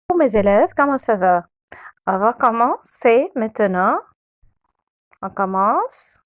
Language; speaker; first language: French; non-native, fluent; Arabic